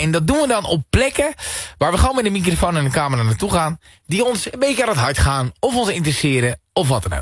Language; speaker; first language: Dutch; native; Dutch